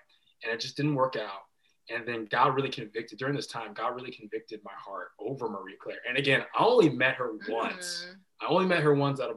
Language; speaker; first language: English; native; English